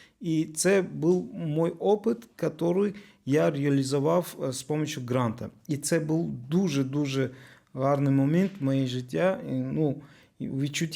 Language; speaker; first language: Ukrainian; non-native, learner; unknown